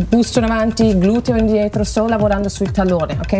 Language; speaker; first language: Italian; non-native, fluent; English